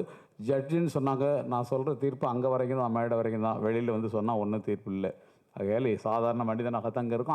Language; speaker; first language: Tamil; native; Tamil